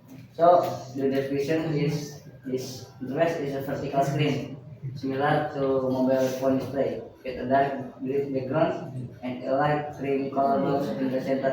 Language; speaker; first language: English; non-native, learner; Indonesian